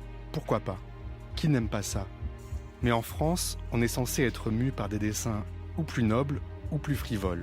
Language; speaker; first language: French; native; French